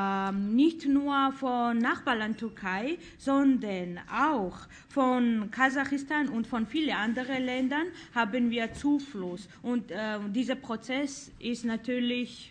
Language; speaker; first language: German; non-native, fluent; Georgian